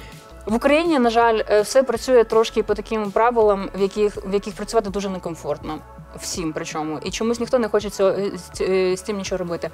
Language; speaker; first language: Ukrainian; native; Ukrainian